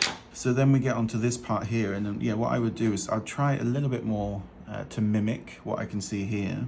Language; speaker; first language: English; native; English